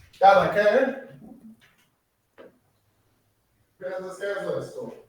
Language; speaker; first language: Spanish; non-native, learner; English